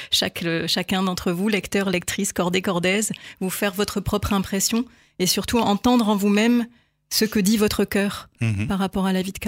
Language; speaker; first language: French; native; French